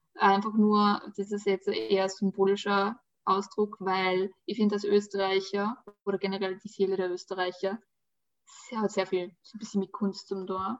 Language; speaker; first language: German; early bilingual, other home language; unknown